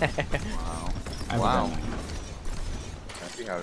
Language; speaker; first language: English; native; English